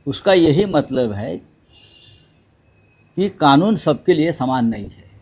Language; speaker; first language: Hindi; non-native, local second language; Marathi